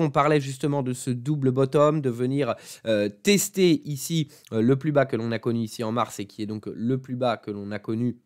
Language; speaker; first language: French; native; French